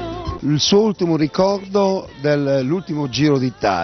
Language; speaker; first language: Italian; native; Italian